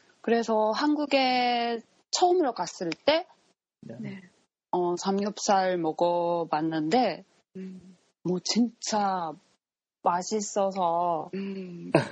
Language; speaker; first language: Korean; non-native, learner; Japanese